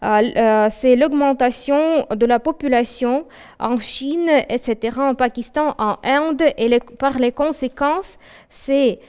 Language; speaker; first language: French; non-native, fluent; Russian